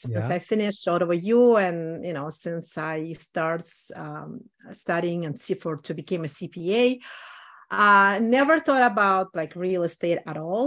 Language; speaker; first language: English; non-native, fluent; Russian